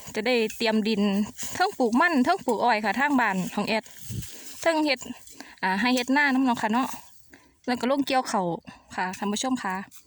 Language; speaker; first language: Thai; native; Thai